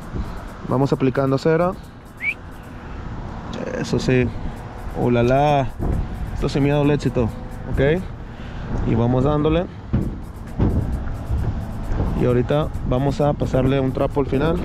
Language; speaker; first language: Spanish; native; Spanish